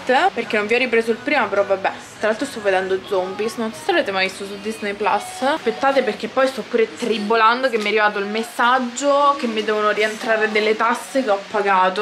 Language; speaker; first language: Italian; native; Italian